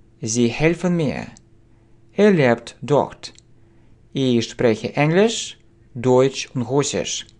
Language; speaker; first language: German; non-native, fluent; Russian